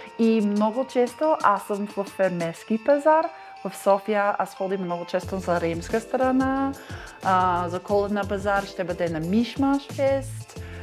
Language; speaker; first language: Bulgarian; non-native, learner; English